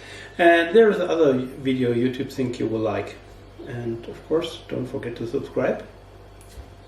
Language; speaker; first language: English; non-native, learner; German